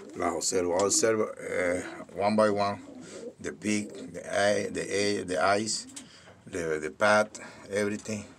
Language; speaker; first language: English; non-native, learner; Spanish